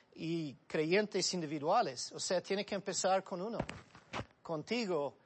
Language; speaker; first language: Spanish; non-native, fluent; English